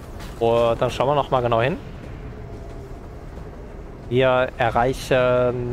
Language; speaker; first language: German; native; German